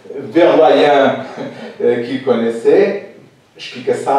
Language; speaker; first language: French; non-native, fluent; Portuguese